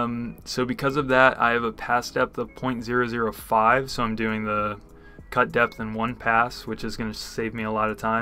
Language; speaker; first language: English; native; English